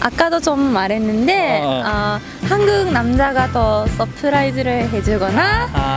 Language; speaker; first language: Korean; early bilingual, heritage; Japanese